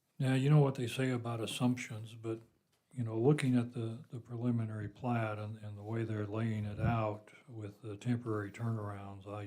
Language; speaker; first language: English; native; English